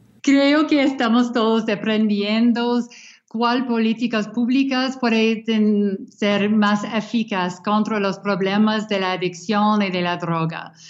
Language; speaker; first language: Spanish; non-native, fluent; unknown